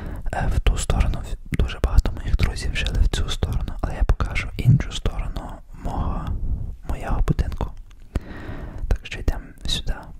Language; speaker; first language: Ukrainian; early bilingual, heritage; Ukrainian